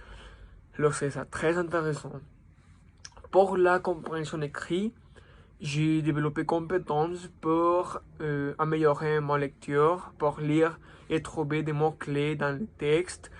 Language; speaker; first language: French; non-native, learner; Spanish